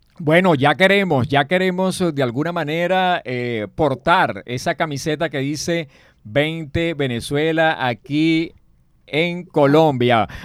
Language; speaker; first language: Spanish; native; Spanish